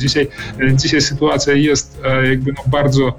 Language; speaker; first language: Polish; early bilingual, heritage; Polish